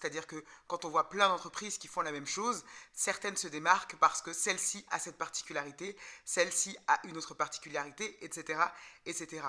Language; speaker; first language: French; native; French